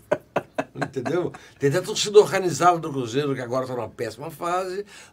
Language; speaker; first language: Portuguese; native; Portuguese